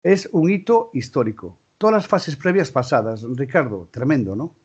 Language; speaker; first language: Spanish; non-native, local second language; Galician